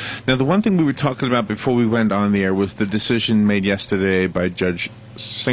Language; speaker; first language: English; native; English